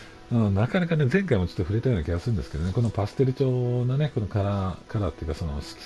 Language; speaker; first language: Japanese; native; Japanese